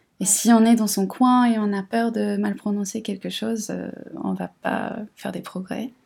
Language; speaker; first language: French; non-native, fluent; English